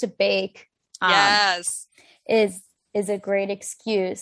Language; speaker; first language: English; native; English